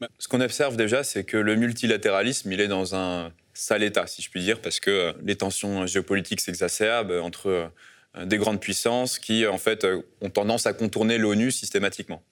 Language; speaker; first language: French; native; French